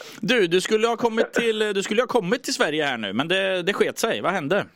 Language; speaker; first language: Swedish; native; Swedish